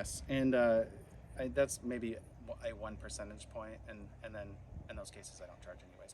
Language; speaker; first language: English; native; English